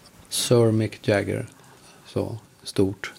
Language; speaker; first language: Swedish; native; Swedish